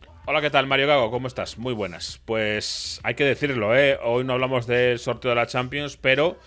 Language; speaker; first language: Spanish; native; Spanish